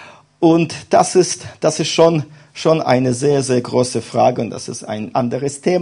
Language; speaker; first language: German; non-native, fluent; Russian